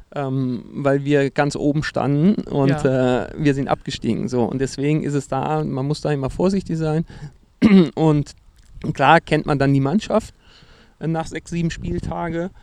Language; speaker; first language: German; non-native, fluent; Portuguese